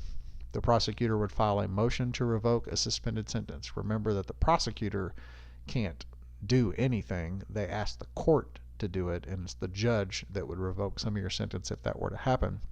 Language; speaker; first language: English; native; English